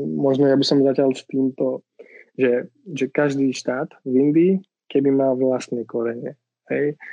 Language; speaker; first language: Slovak; non-native, fluent; Marathi